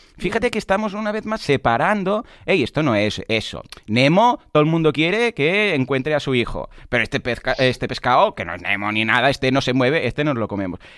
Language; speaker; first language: Spanish; non-native, local second language; Catalan